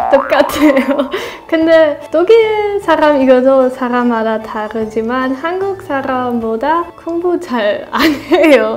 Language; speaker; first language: Korean; non-native, learner; German